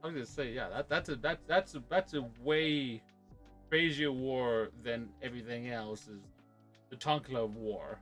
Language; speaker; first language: English; early bilingual, other home language; Spanish